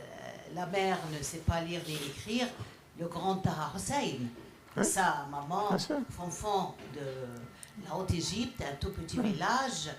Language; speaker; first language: French; non-native, fluent; Arabic